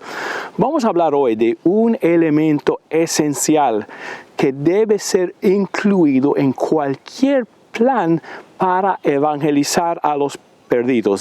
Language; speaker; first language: Spanish; non-native, fluent; English